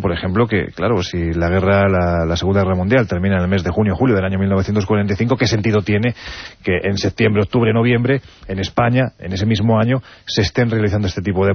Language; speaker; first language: Spanish; native; Spanish